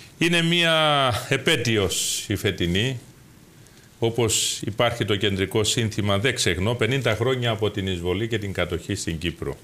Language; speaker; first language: Greek; native; Greek